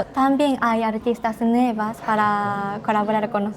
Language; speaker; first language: Spanish; non-native, learner; Japanese